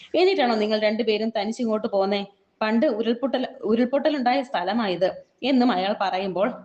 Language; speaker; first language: Malayalam; native; Malayalam